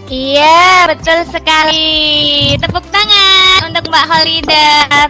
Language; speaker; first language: Indonesian; native; Indonesian